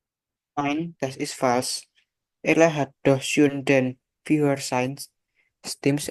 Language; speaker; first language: German; non-native, learner; Indonesian